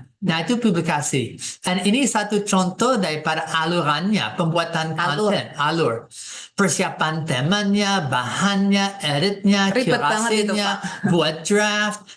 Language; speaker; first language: Indonesian; non-native, fluent; English